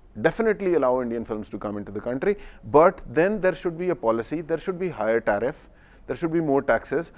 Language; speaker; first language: English; non-native, local second language; Urdu